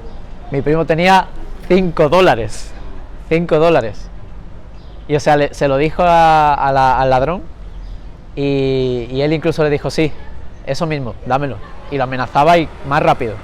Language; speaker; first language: Spanish; early bilingual, other home language; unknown